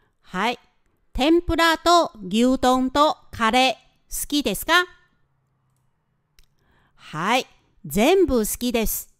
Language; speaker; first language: Japanese; non-native, fluent; Chinese